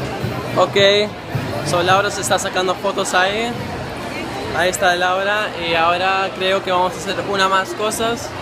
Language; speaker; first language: Spanish; non-native, learner; English